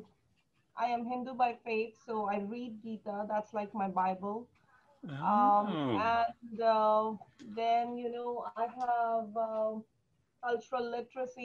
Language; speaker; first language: English; non-native, local second language; Hindi